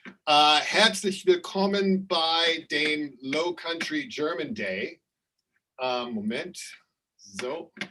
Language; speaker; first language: German; non-native, fluent; English